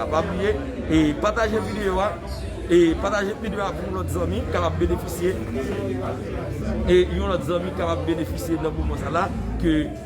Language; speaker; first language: French; non-native, local second language; Haitian Creole